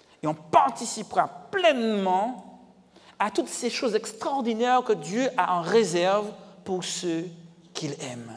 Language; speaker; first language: French; native; French